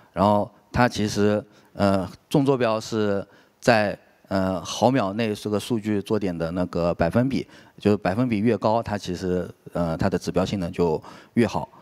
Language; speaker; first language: Chinese; native; Chinese